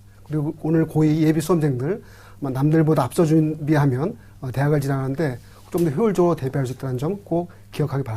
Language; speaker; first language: Korean; native; Korean